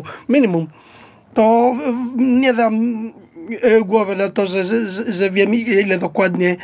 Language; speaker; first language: Polish; non-native, learner; Spanish